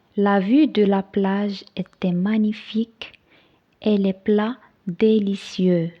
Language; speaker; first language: French; non-native, local second language; Arabic